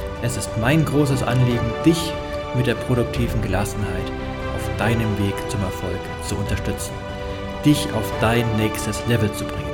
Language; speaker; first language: German; native; German